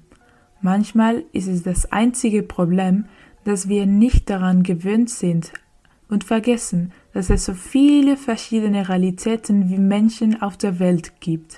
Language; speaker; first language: German; non-native, learner; Spanish